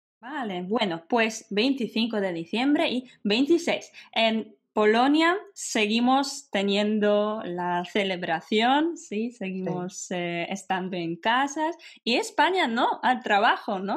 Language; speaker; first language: Spanish; non-native, fluent; Polish